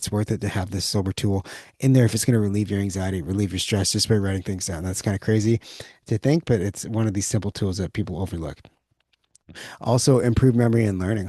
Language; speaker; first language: English; native; English